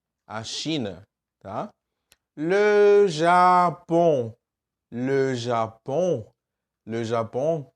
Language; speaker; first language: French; non-native, fluent; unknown